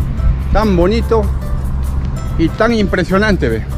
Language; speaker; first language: Spanish; native; Spanish